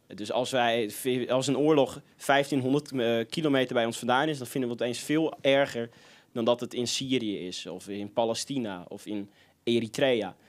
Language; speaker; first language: Dutch; native; Dutch